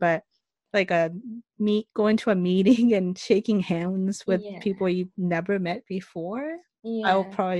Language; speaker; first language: English; non-native, fluent; Japanese